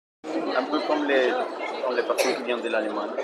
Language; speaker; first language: French; non-native, learner; Spanish